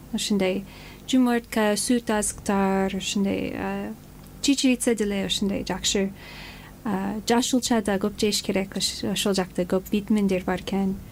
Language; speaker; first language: Kyrgyz; non-native, fluent; English